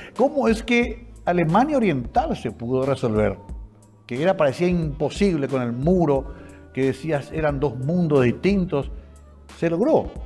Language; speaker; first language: Spanish; native; Spanish